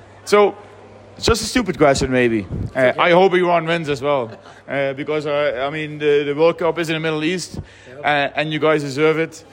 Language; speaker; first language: English; non-native, fluent; Dutch